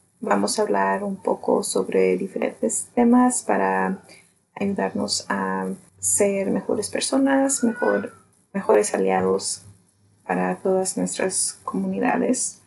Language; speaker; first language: Spanish; early bilingual, heritage; Spanish